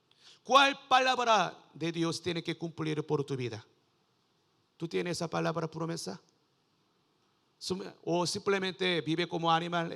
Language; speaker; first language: Spanish; non-native, learner; Korean